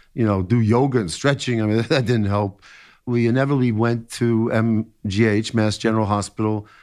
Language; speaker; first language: English; native; English